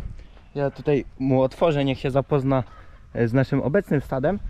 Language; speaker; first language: Polish; native; Polish